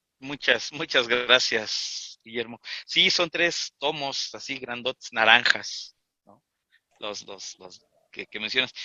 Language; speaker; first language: Spanish; native; Spanish